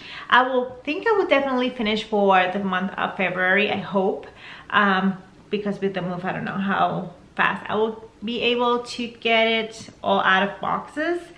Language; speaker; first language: English; non-native, fluent; Spanish